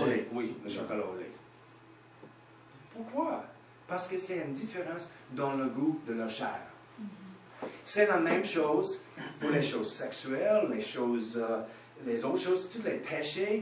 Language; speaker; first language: French; non-native, fluent; English